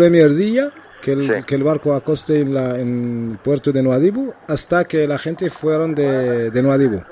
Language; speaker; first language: Spanish; non-native, learner; Arabic